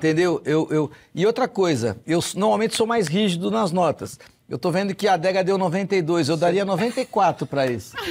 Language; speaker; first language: Portuguese; native; Portuguese